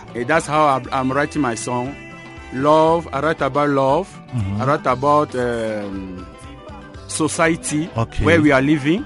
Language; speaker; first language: English; non-native, local second language; French